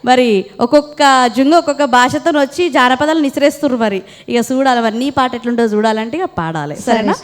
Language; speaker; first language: Telugu; native; Telugu